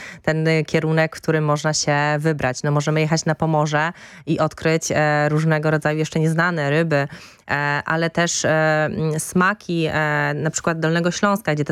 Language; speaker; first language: Polish; native; Polish